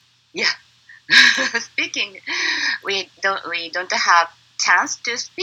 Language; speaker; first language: English; non-native, learner; Japanese